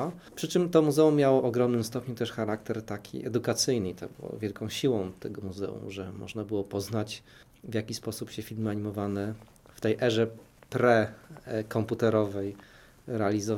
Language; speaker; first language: Polish; native; Polish